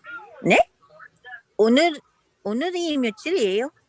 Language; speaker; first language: Korean; non-native, learner; English